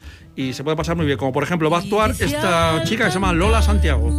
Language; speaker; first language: Spanish; native; Spanish